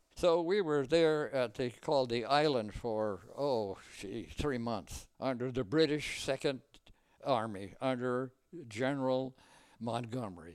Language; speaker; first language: English; native; English